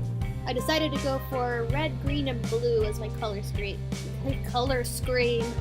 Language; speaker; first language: English; native; English